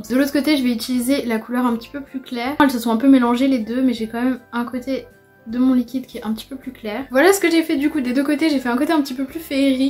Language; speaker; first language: French; native; French